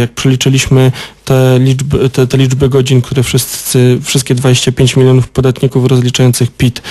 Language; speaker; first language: Polish; native; Polish